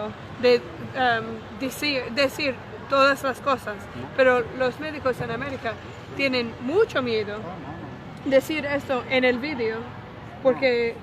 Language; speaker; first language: Spanish; non-native, learner; English